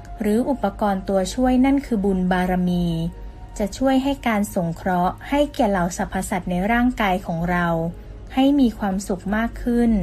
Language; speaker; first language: Thai; native; Thai